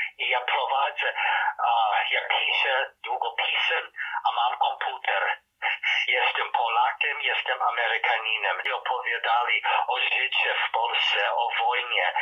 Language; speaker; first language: Polish; early bilingual, heritage; Polish